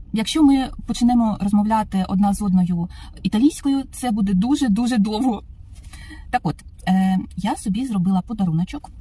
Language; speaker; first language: Ukrainian; native; Ukrainian